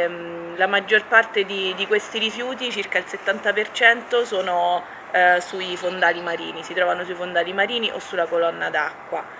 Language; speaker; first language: Italian; native; Italian